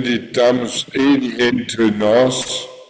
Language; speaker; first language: Portuguese; non-native, fluent; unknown